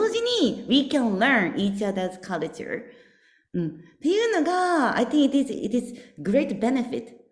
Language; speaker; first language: English; non-native, learner; Japanese